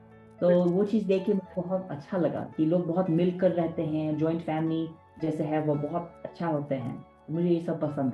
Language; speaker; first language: Hindi; non-native, fluent; English